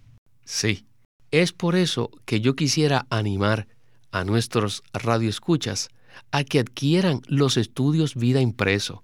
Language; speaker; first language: Spanish; native; Spanish